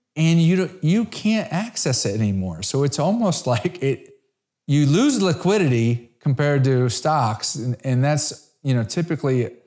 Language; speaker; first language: English; native; English